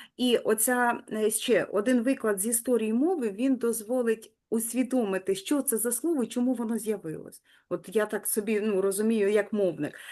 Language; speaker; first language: Ukrainian; native; Ukrainian